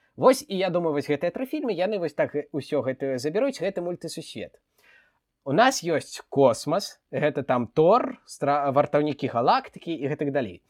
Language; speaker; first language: Belarusian; non-native, local second language; Russian